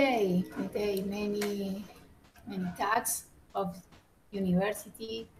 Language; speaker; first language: English; non-native, learner; Spanish